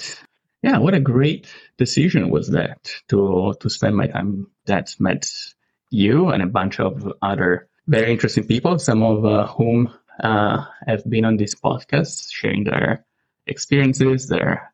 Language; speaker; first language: English; non-native, fluent; Italian